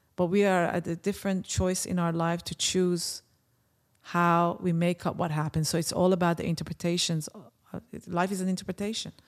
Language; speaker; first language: English; early bilingual, other home language; Persian